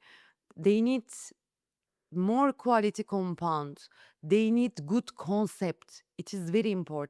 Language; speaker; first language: English; non-native, learner; Turkish